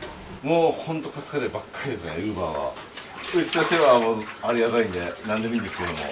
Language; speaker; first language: Japanese; native; Japanese